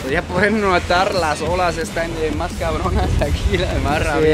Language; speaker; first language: Spanish; non-native, fluent; German